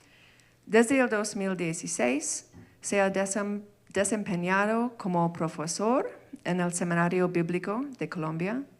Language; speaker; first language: Spanish; non-native, fluent; English